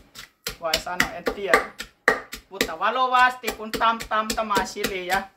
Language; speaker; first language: Finnish; non-native, learner; Thai